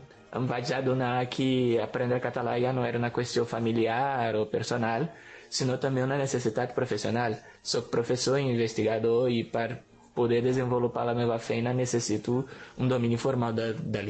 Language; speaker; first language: Catalan; non-native, fluent; Portuguese